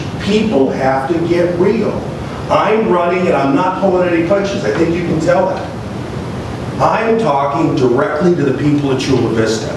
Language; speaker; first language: English; native; English